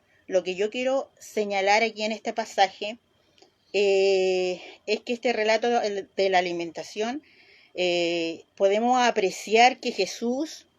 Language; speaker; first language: Spanish; native; Spanish